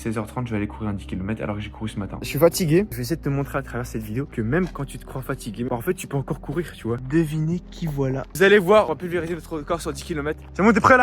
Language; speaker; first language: French; native; French